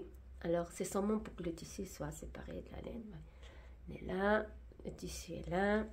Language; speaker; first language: French; non-native, fluent; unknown